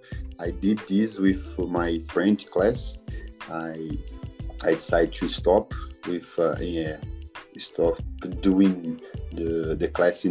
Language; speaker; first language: English; non-native, learner; Portuguese